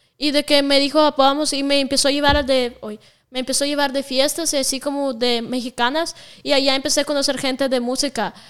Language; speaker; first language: Spanish; non-native, fluent; Russian